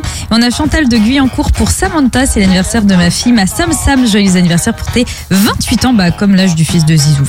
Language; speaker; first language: French; native; French